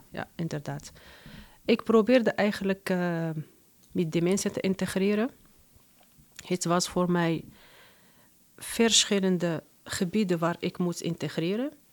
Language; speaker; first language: Dutch; non-native, fluent; Arabic